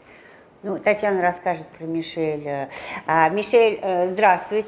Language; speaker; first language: Russian; native; Russian